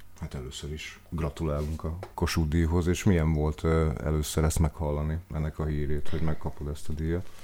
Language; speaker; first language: Hungarian; native; Hungarian